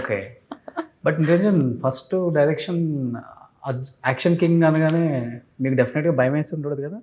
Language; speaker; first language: Telugu; native; Telugu